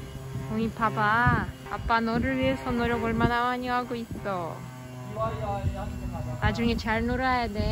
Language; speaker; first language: Korean; non-native, fluent; Russian